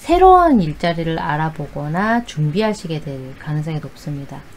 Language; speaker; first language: Korean; native; Korean